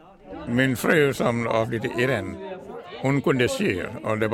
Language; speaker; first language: Swedish; non-native, learner; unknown